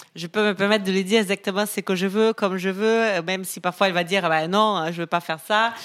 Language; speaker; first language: French; non-native, fluent; Portuguese